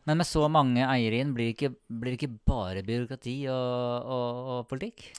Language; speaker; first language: Norwegian; native; Norwegian